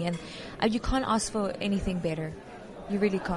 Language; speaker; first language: English; non-native, local second language; Venda